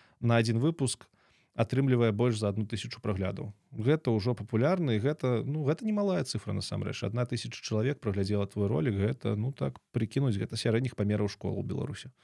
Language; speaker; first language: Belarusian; native; Belarusian